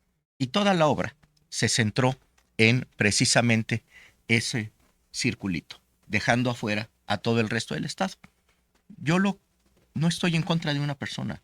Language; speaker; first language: Spanish; native; Spanish